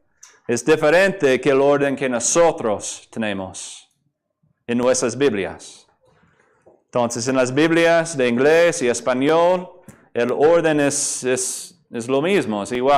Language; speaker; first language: Spanish; non-native, fluent; English